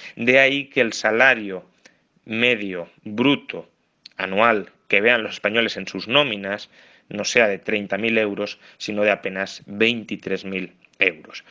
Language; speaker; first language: Spanish; native; Spanish